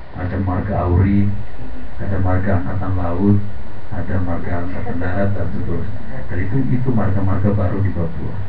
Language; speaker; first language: Indonesian; native; Indonesian